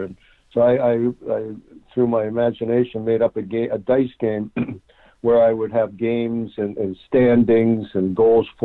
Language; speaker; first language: English; native; English